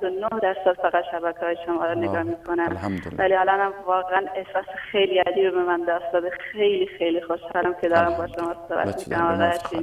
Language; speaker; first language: Persian; non-native, local second language; Baluchi